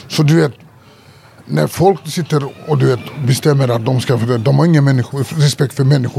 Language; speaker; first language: Swedish; early bilingual, other home language; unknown